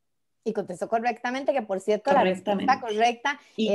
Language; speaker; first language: Spanish; native; Spanish